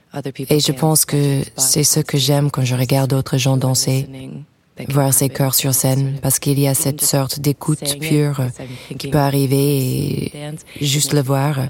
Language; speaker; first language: French; non-native, fluent; English